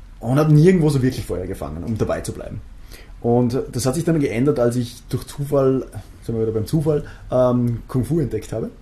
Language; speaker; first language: German; native; German